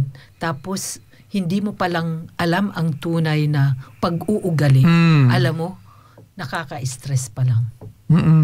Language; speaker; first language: Filipino; non-native, local second language; Waray